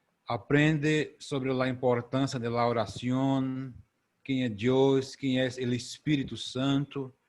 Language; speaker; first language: Spanish; non-native, fluent; Portuguese